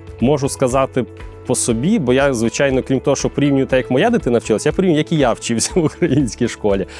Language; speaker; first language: Ukrainian; native; Ukrainian